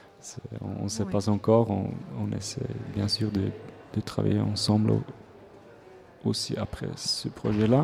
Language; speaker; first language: French; non-native, local second language; Swiss German